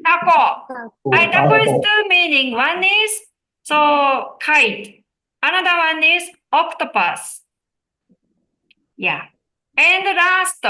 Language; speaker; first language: English; non-native, learner; Japanese